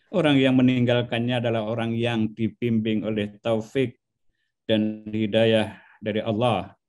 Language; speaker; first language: Indonesian; non-native, local second language; Javanese